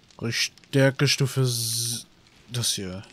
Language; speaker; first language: German; native; German